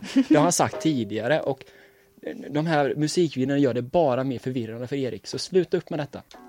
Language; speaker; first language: Swedish; native; Swedish